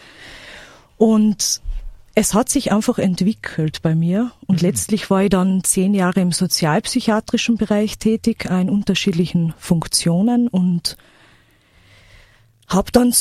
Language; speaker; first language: German; native; German